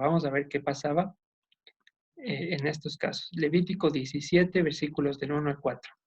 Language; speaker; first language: Spanish; native; Spanish